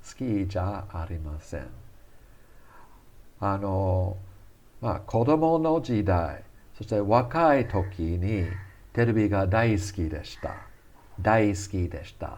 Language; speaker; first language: Japanese; non-native, fluent; English